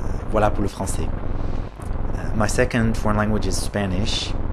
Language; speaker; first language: French; non-native, fluent; English